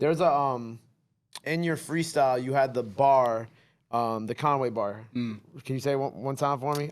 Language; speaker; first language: English; native; English